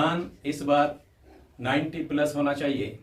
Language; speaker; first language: Hindi; native; Hindi